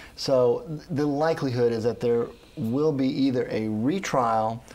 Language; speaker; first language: English; native; English